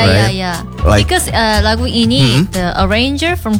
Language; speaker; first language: English; non-native, learner; Korean